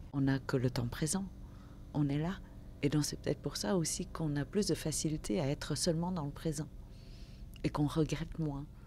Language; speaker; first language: French; early bilingual, other home language; Vietnamese